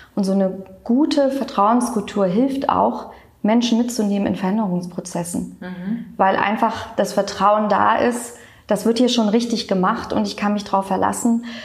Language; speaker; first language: German; native; German